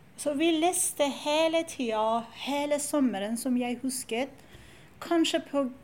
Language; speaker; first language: Norwegian; non-native, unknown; Persian